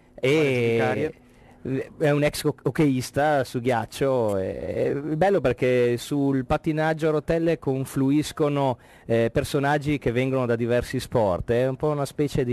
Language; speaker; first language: Italian; native; Italian